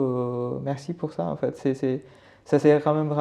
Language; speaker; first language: French; non-native, learner; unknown